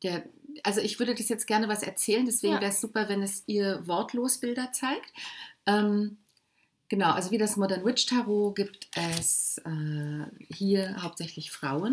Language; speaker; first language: German; native; German